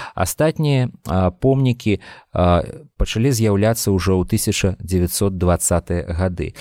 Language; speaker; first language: Belarusian; non-native, local second language; Russian